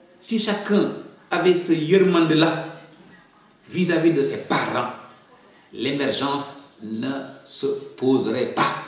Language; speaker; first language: French; non-native, local second language; Wolof